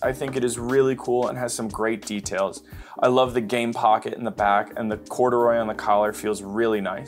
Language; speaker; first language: English; native; English